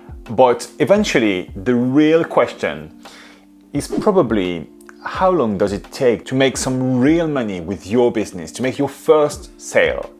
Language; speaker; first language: English; non-native, fluent; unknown